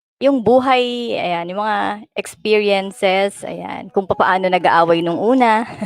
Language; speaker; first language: Filipino; native; Filipino